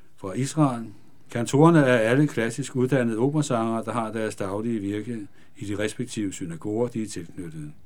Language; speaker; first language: Danish; native; Danish